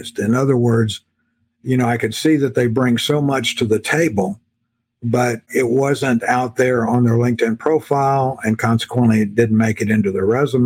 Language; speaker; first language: English; native; English